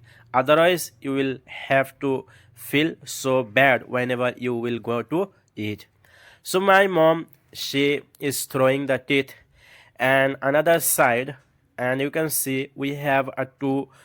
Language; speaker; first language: English; non-native, learner; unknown